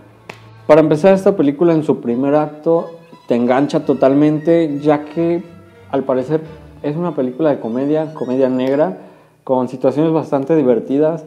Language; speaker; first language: Spanish; native; Spanish